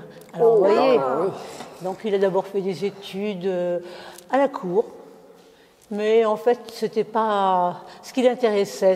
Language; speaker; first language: French; native; French